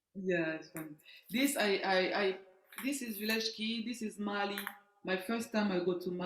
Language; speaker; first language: English; non-native, learner; French